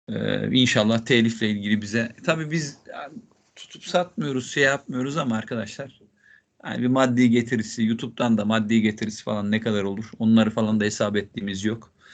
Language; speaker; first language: Turkish; native; Turkish